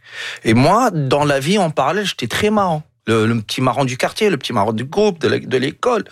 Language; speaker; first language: French; non-native, local second language; Arabic